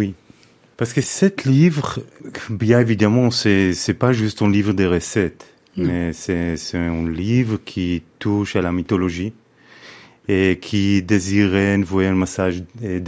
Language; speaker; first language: French; non-native, fluent; Hebrew